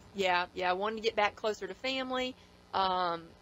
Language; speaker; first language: English; native; English